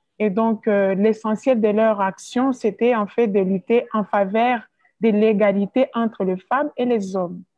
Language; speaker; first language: French; non-native, local second language; Swahili